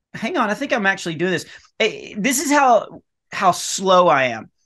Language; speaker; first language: English; native; English